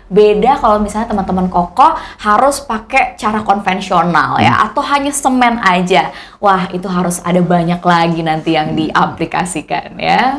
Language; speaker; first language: Indonesian; native; Indonesian